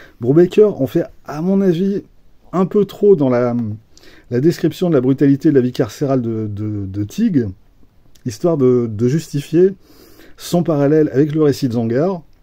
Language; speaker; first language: French; native; French